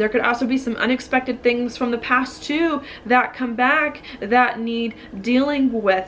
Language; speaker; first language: English; native; English